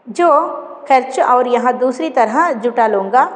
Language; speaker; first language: Hindi; non-native, local second language; Kannada